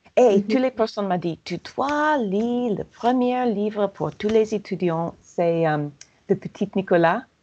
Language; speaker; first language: French; non-native, learner; English